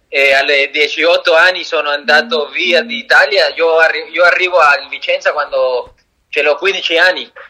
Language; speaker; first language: Italian; non-native, learner; Spanish